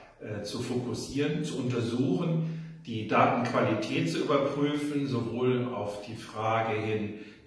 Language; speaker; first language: German; native; German